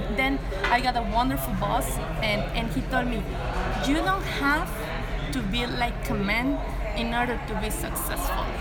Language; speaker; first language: English; non-native, fluent; Spanish